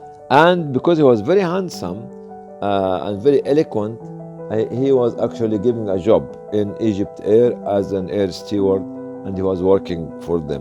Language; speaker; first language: English; non-native, fluent; Arabic